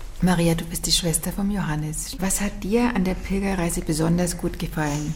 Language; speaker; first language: German; native; German